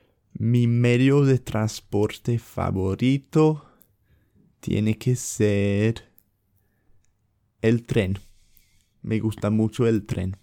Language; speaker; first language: Spanish; non-native, fluent; English